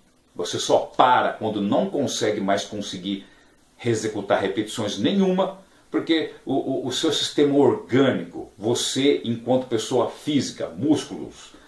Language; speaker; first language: Portuguese; native; Portuguese